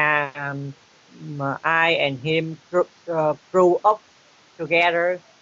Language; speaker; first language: English; non-native, learner; Vietnamese